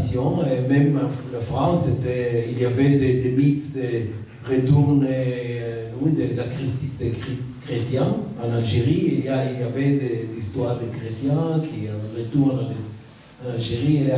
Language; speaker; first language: French; non-native, learner; Hebrew